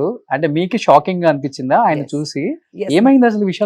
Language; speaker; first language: Telugu; native; Telugu